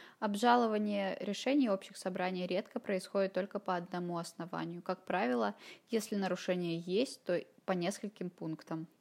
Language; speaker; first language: Russian; native; Russian